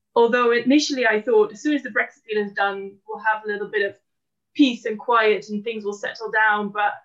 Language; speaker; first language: English; non-native, fluent; Dutch